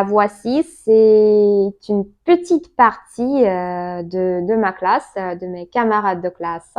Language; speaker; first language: French; non-native, learner; Russian